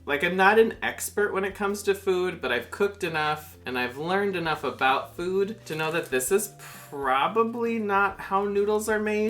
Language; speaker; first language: English; native; English